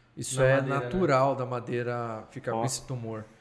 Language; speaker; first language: Portuguese; native; Portuguese